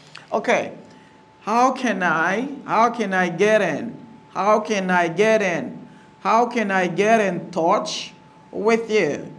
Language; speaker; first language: English; non-native, fluent; Haitian Creole